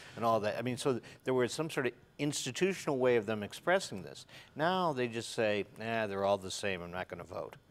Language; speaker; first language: English; native; English